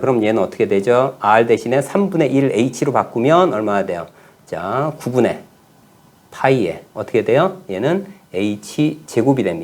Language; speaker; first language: Korean; native; Korean